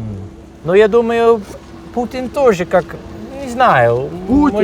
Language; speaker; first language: Russian; non-native, learner; Dutch